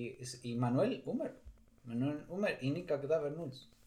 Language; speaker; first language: Russian; non-native, learner; Spanish